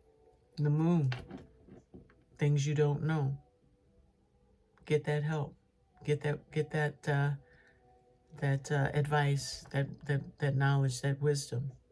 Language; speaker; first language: English; native; English